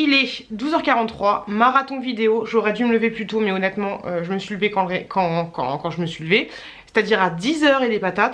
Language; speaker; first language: French; native; French